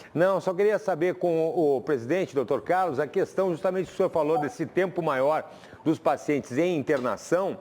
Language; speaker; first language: Portuguese; native; Portuguese